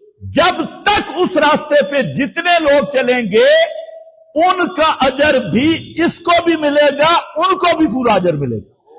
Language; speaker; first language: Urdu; non-native, local second language; Punjabi